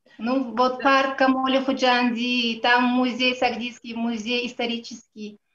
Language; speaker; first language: Russian; non-native, local second language; Tajik